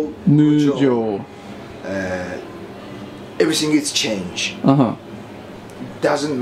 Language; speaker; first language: English; non-native, learner; Japanese